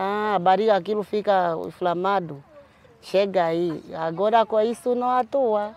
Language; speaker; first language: Portuguese; non-native, local second language; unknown